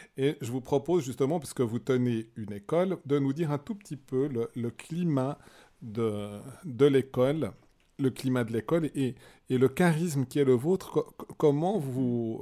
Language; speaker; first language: French; native; French